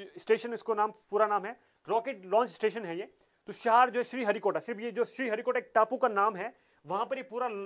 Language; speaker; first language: Hindi; native; Hindi